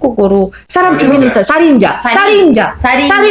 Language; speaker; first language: Korean; non-native, fluent; Uzbek